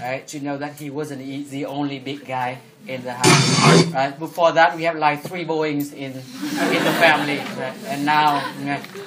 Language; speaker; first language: English; non-native, fluent; Vietnamese